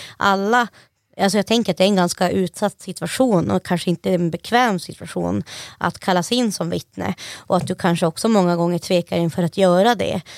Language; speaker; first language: Swedish; native; Swedish